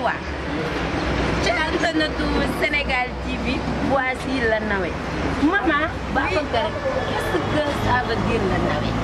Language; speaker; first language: French; non-native, learner; Wolof